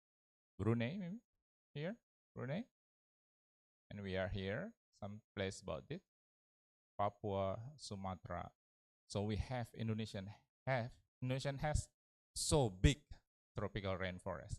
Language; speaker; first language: English; non-native, learner; Indonesian